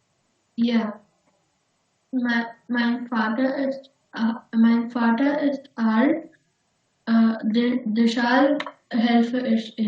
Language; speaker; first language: German; non-native, learner; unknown